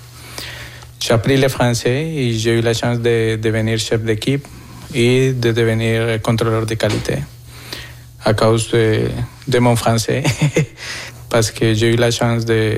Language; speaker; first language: French; non-native, fluent; Spanish